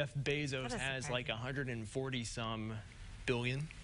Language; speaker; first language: English; native; English